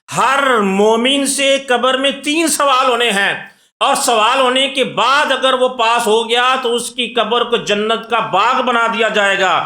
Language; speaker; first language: Urdu; non-native, local second language; Punjabi